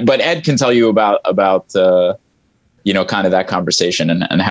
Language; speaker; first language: English; early bilingual, other home language; Arabic